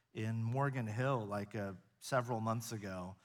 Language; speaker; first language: English; native; English